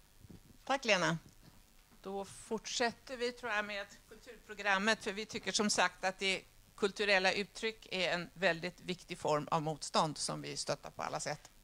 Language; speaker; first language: Swedish; native; Swedish